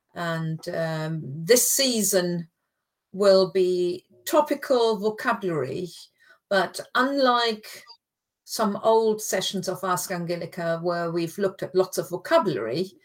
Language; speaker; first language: English; non-native, fluent; German